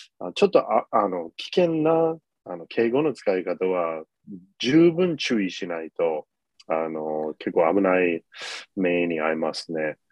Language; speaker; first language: Japanese; non-native, fluent; English